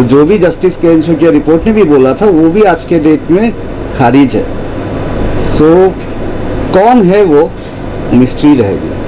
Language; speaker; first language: Hindi; non-native, local second language; Assamese